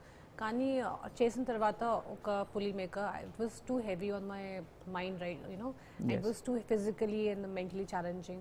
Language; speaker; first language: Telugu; non-native, local second language; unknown